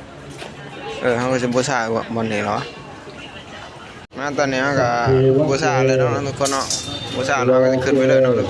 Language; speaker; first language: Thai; non-native, local second language; Lao